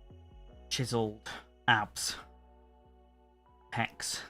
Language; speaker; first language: English; native; English